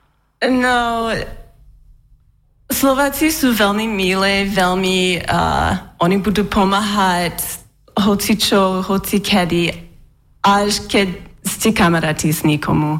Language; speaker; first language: Slovak; non-native, learner; English